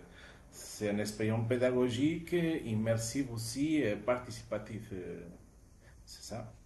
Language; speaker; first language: French; non-native, fluent; Spanish